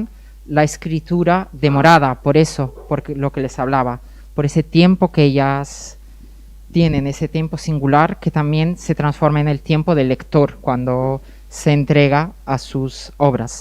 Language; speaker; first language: Spanish; non-native, fluent; Portuguese